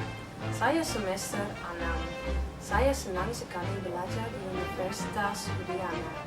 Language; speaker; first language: Indonesian; non-native, learner; German